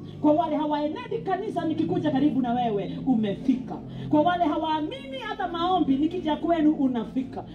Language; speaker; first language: Swahili; non-native, local second language; Kikuyu